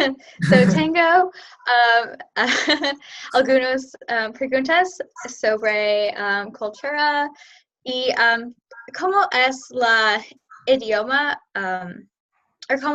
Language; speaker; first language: Spanish; non-native, learner; English